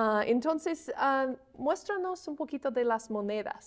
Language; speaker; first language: Spanish; non-native, fluent; English